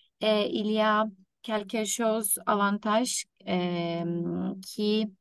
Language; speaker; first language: French; non-native, learner; Turkish